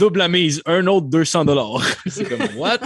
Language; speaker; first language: French; native; French